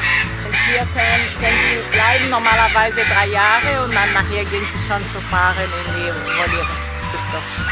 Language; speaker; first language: German; non-native, learner; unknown